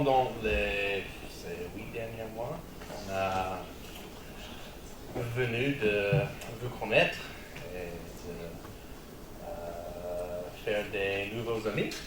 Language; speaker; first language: French; non-native, learner; English